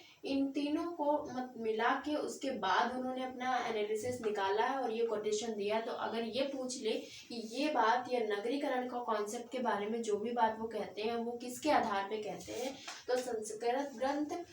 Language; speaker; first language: Hindi; native; Hindi